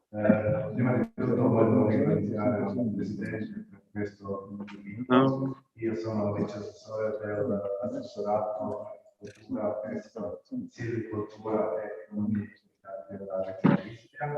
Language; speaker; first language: Italian; non-native, local second language; Croatian